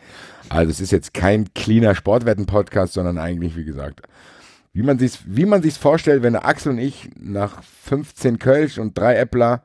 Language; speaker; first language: German; native; German